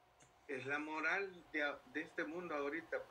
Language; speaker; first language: Spanish; native; Spanish